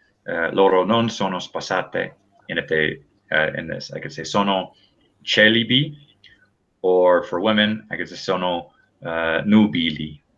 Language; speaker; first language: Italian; non-native, fluent; English